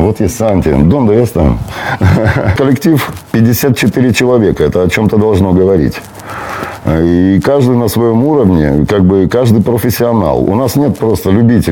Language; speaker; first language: Russian; native; Russian